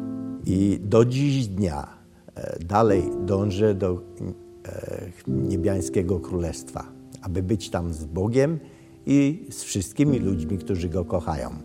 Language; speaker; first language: Polish; early bilingual, other home language; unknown